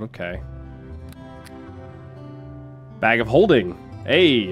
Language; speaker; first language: English; native; English